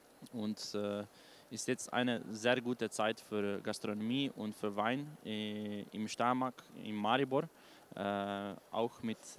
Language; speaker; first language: German; non-native, learner; Slovenian